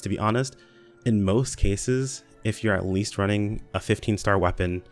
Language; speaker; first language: English; native; English